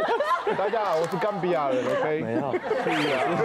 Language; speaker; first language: Chinese; non-native, fluent; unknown